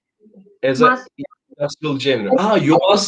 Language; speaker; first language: English; non-native, fluent; Turkish